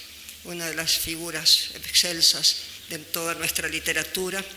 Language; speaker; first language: Spanish; native; Spanish